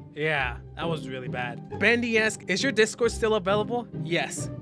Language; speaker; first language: English; native; English